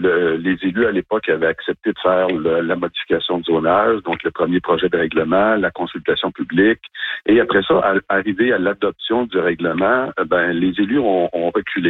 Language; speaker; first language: French; native; French